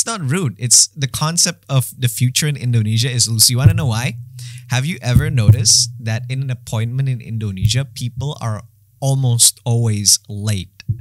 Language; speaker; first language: English; non-native, fluent; Indonesian